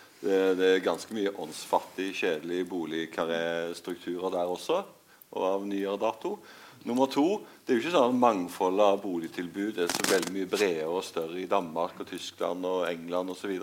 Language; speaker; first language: Norwegian; native; Norwegian